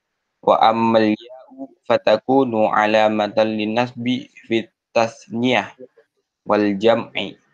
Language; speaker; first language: Arabic; non-native, learner; Indonesian